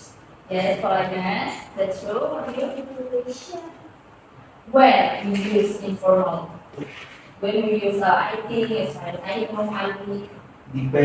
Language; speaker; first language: English; non-native, fluent; Indonesian